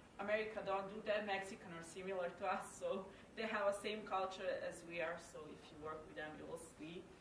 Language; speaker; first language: English; non-native, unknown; Serbian